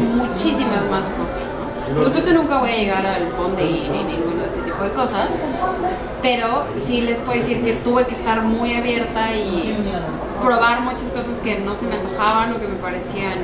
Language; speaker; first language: Spanish; native; Spanish